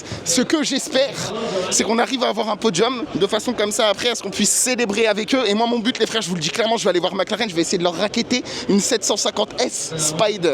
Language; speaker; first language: French; native; French